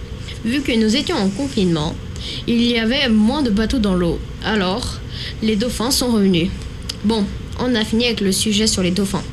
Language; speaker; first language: French; native; French